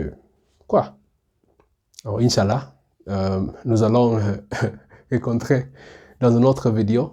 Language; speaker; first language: French; non-native, learner; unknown